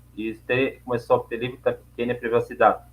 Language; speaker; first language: Spanish; non-native, learner; Portuguese